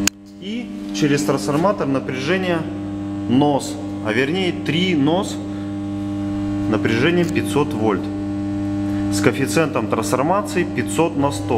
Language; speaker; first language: Russian; native; Russian